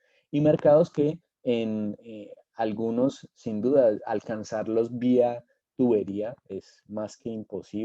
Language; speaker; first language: Spanish; native; Spanish